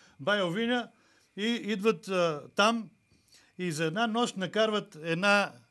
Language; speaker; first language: Bulgarian; native; Bulgarian